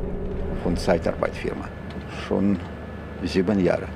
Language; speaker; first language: German; non-native, learner; Ukrainian